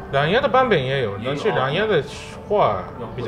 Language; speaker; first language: Chinese; non-native, fluent; Japanese